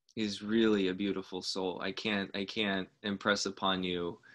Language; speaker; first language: English; native; English